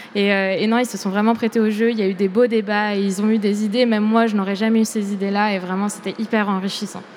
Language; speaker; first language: French; native; French